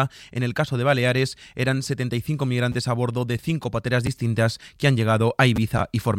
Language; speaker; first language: Spanish; native; Spanish